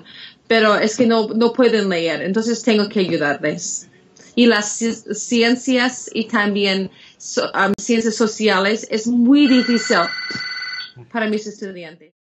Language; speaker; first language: Spanish; non-native, fluent; English